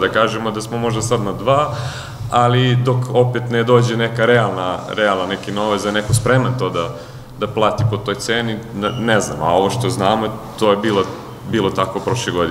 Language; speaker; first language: Serbian; native; Serbian